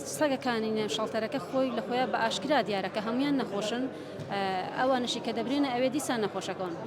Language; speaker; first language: Central Kurdish; native; Central Kurdish